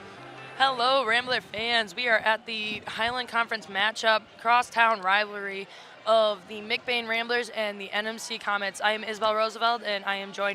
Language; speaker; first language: English; native; English